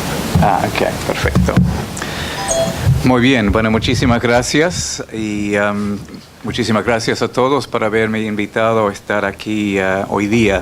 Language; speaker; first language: Spanish; non-native, fluent; English